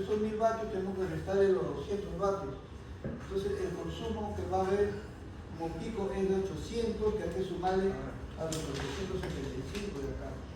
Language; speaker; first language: Spanish; native; Spanish